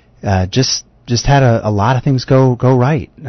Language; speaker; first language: English; native; English